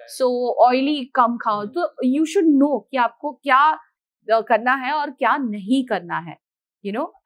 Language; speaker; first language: Hindi; non-native, local second language; Marathi